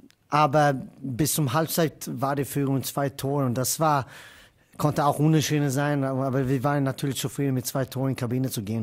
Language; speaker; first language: German; non-native, fluent; Swedish